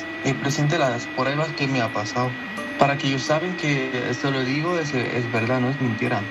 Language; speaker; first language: Spanish; non-native, local second language; Arabic